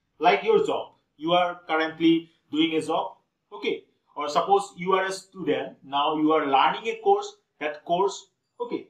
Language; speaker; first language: English; non-native, local second language; Assamese